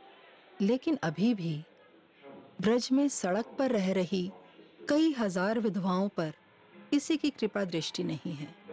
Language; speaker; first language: Hindi; native; Hindi